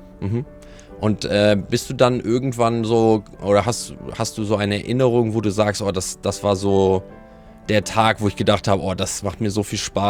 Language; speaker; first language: German; native; German